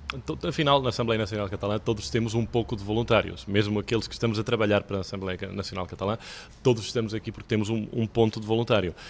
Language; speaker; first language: Portuguese; early bilingual, heritage; Portuguese